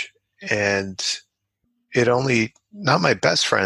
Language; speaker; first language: English; native; English